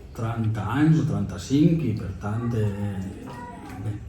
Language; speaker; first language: Catalan; non-native, local second language; Spanish